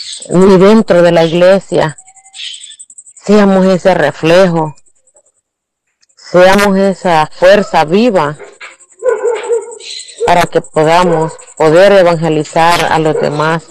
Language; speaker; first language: Spanish; native; Spanish